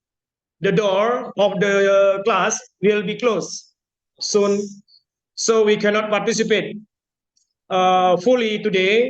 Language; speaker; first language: English; non-native, fluent; Indonesian